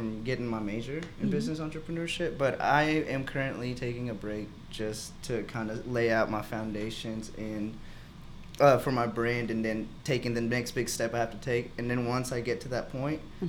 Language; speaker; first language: English; non-native, fluent; Spanish